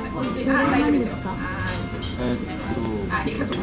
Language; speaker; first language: Japanese; non-native, learner; Korean